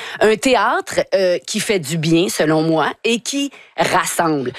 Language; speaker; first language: French; native; French